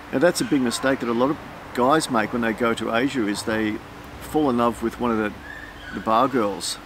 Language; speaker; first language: English; native; English